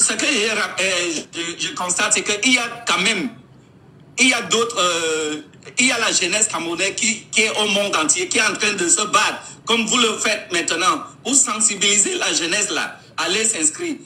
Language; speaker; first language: French; non-native, local second language; English